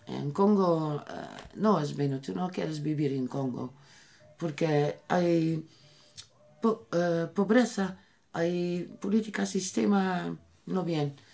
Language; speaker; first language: Spanish; non-native, learner; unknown